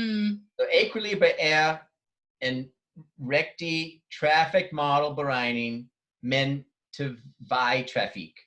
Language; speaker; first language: Danish; non-native, fluent; English